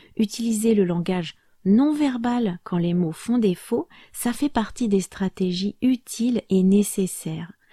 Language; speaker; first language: French; native; French